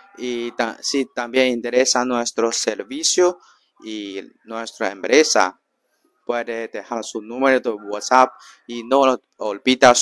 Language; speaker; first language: Spanish; non-native, learner; Chinese